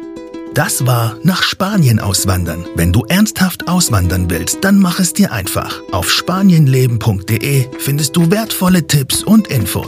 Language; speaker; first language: German; native; German